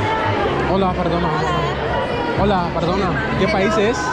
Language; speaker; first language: Spanish; non-native, learner; Swahili